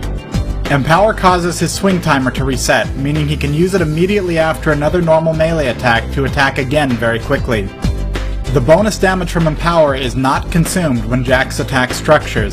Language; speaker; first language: English; native; English